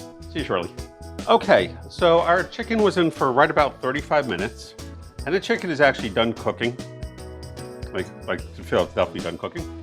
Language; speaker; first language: English; native; English